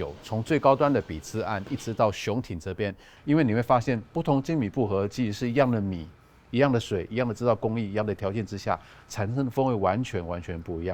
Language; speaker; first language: Chinese; native; Chinese